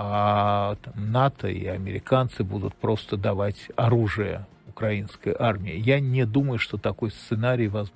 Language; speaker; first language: Polish; non-native, learner; Russian